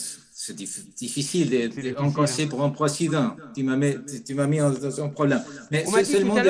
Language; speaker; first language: French; non-native, fluent; Spanish